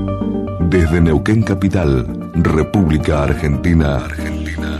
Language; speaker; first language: Spanish; native; Spanish